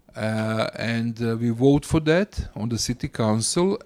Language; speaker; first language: English; non-native, fluent; Croatian